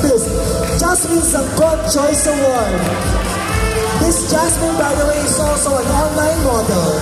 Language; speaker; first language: English; non-native, local second language; Filipino